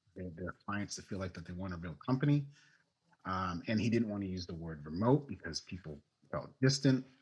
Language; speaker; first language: English; native; English